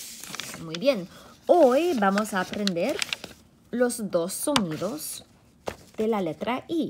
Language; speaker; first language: Spanish; non-native, fluent; English